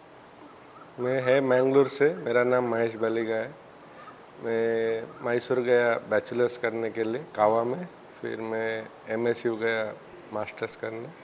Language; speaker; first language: Hindi; non-native, local second language; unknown